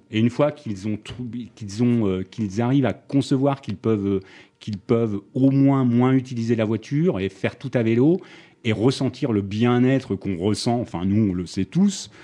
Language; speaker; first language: French; native; French